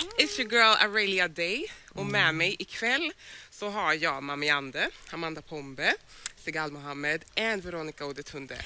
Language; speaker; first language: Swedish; early bilingual, other home language; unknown